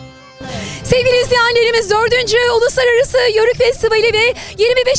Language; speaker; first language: Turkish; native; Turkish